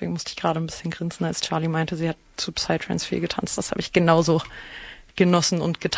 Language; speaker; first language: German; native; German